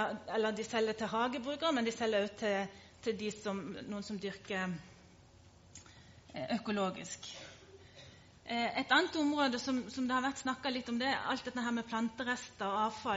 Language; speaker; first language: Norwegian; native; Norwegian